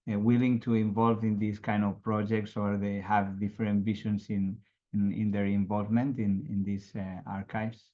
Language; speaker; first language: English; non-native, fluent; Catalan